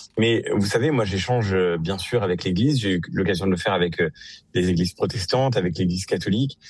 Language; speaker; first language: French; native; French